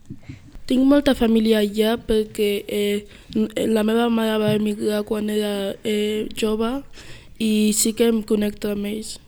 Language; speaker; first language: Catalan; early bilingual, other home language; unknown